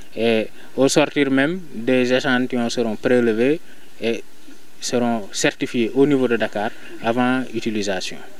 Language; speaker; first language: French; non-native, local second language; Serer